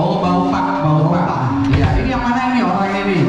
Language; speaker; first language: Indonesian; native; Indonesian